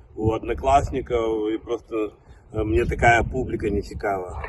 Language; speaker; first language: Belarusian; native; Belarusian